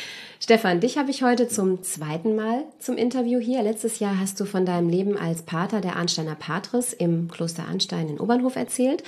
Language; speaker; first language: German; native; German